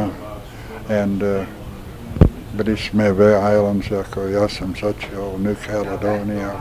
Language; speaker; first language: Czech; early bilingual, heritage; Czech